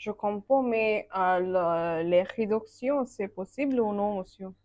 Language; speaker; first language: French; non-native, learner; Bangla